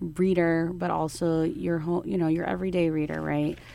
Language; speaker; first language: English; native; English